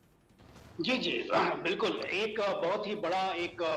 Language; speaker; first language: Hindi; native; Hindi